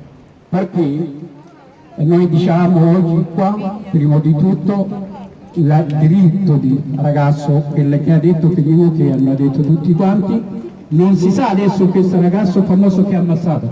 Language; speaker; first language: Italian; non-native, learner; Oromo